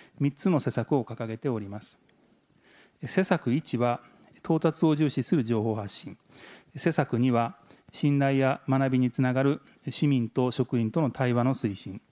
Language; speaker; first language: Japanese; native; Japanese